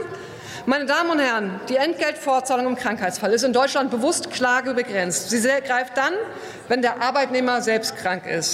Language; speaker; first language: German; native; German